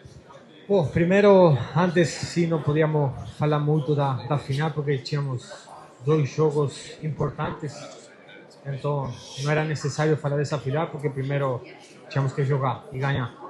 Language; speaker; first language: Portuguese; non-native, fluent; Spanish